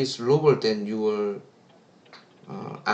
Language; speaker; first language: English; non-native, learner; Korean